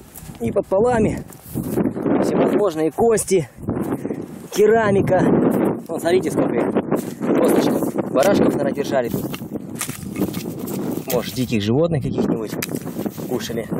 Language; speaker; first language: Russian; native; Russian